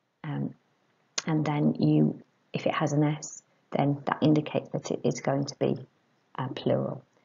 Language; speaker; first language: English; native; English